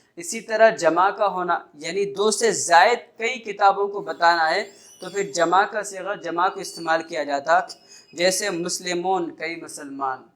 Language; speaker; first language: Urdu; native; Urdu